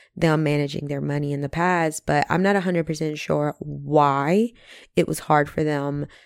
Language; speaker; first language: English; early bilingual, other home language; Spanish